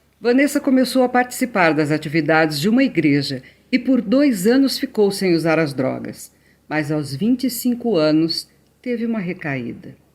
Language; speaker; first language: Portuguese; native; Portuguese